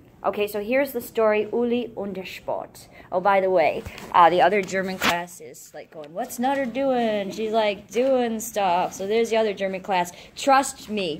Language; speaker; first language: English; native; English